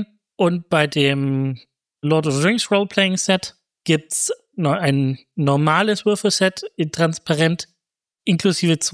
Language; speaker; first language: German; native; German